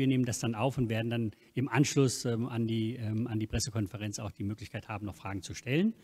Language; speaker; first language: German; native; German